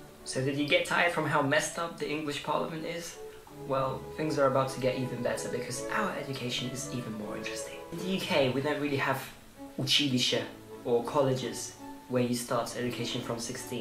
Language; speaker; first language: English; early bilingual, other home language; Russian